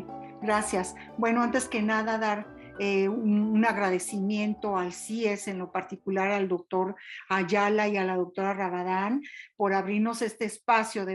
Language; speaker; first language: Spanish; native; Spanish